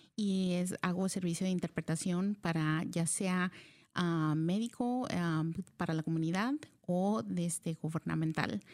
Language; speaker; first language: Spanish; early bilingual, heritage; Spanish